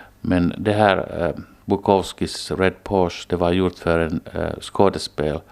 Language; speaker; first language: Swedish; non-native, local second language; Finnish